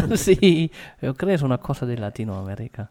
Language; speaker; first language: Spanish; non-native, fluent; German